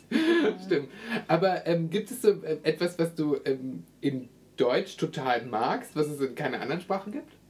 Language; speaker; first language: German; native; German